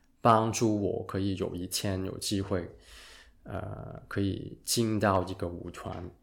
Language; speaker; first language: Chinese; non-native, local second language; Cantonese